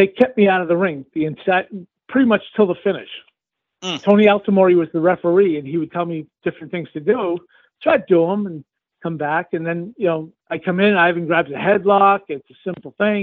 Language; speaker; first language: English; native; English